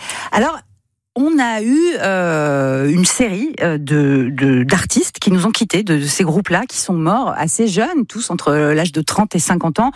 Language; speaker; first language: French; native; French